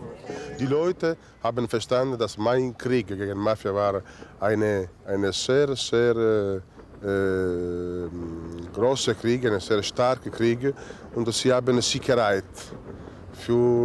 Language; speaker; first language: German; non-native, learner; Italian